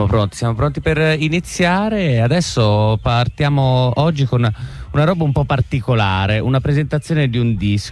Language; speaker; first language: Italian; native; Italian